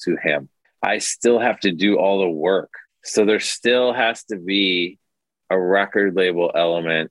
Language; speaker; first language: English; native; English